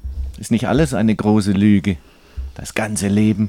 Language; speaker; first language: German; native; German